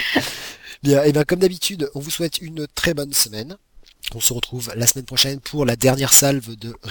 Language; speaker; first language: French; native; French